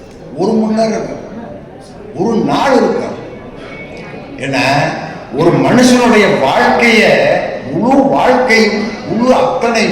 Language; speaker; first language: Tamil; native; Tamil